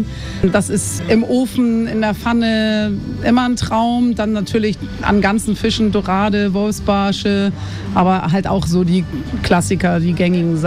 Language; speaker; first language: German; native; German